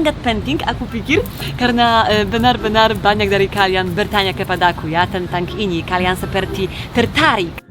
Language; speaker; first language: Indonesian; non-native, fluent; Polish